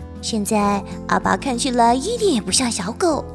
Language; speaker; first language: Chinese; native; Chinese